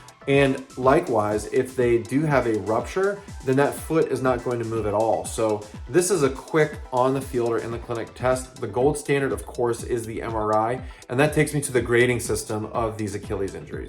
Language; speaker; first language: English; native; English